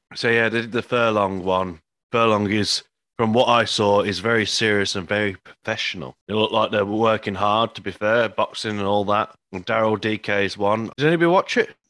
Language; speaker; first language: English; native; English